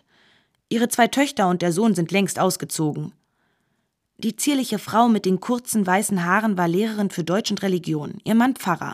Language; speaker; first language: German; native; German